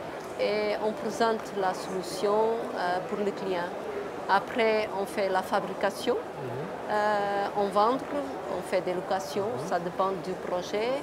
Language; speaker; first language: French; non-native, fluent; Portuguese